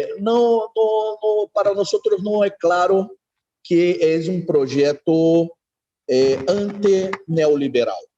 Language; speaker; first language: Spanish; non-native, learner; Portuguese